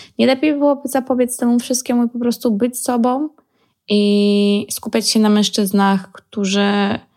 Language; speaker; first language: Polish; early bilingual, heritage; Polish